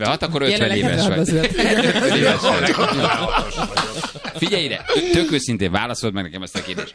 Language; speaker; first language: Hungarian; native; Hungarian